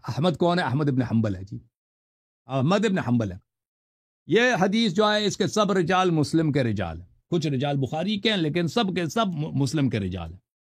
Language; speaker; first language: Urdu; non-native, local second language; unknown